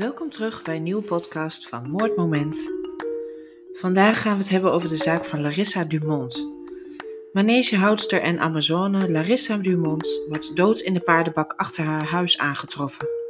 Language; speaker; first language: Dutch; native; Dutch